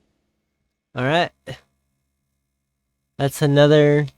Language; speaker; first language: English; native; English